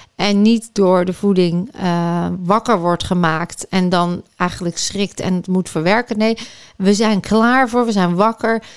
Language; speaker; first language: Dutch; native; Dutch